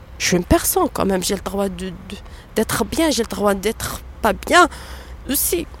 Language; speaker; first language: French; non-native, local second language; Arabic